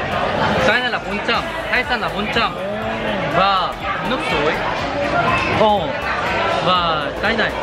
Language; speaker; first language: Vietnamese; non-native, learner; Korean